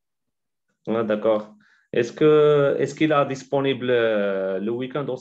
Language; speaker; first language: French; non-native, learner; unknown